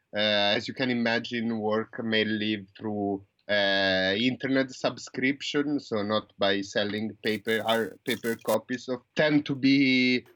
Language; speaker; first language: English; non-native, fluent; Italian